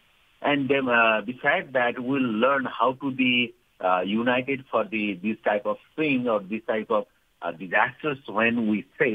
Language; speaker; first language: English; non-native, fluent; Nepali